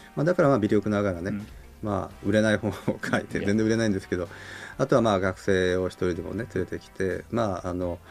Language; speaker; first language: Japanese; native; Japanese